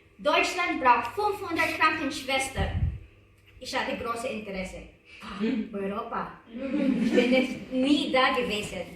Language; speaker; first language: German; non-native, learner; Filipino